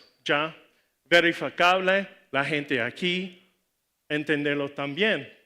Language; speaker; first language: Spanish; non-native, learner; English